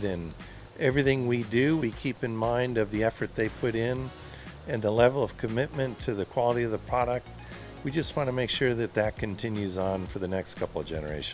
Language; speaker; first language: English; native; English